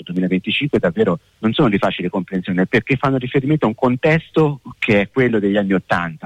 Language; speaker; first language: Italian; native; Italian